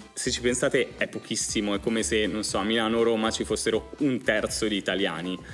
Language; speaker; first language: Italian; native; Italian